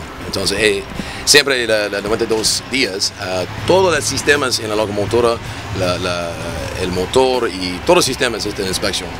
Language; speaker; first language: Spanish; non-native, learner; English